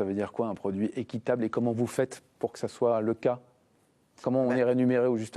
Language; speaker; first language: French; native; French